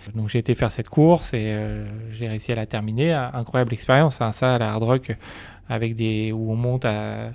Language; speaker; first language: French; native; French